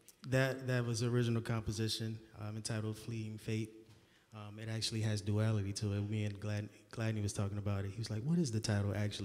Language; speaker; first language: English; native; English